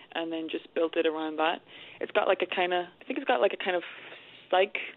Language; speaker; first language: English; native; English